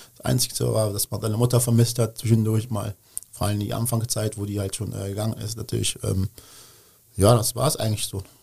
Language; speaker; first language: German; early bilingual, other home language; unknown